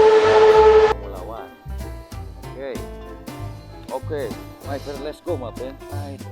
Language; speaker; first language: English; non-native, learner; Indonesian